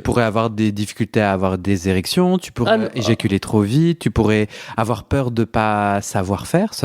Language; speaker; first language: French; native; French